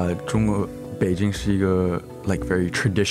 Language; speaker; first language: Chinese; early bilingual, heritage; English